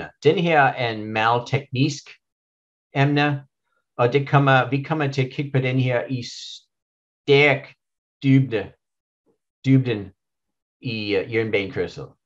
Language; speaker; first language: Danish; non-native, learner; English